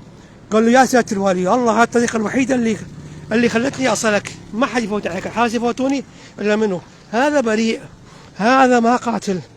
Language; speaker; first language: Arabic; native; Arabic